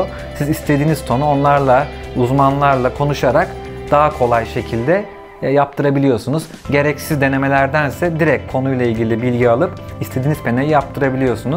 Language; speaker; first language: Turkish; native; Turkish